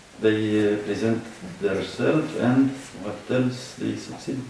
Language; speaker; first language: English; non-native, learner; Romanian